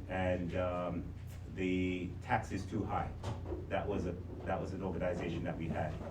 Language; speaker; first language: English; native; English